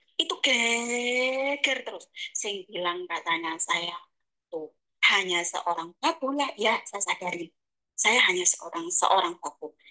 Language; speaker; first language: Indonesian; native; Indonesian